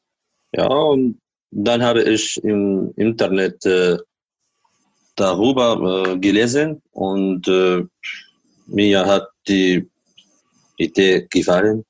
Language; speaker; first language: German; non-native, learner; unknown